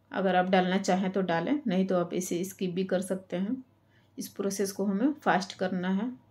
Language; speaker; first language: Hindi; native; Hindi